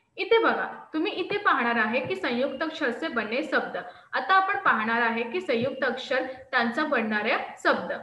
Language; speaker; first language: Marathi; non-native, local second language; Hindi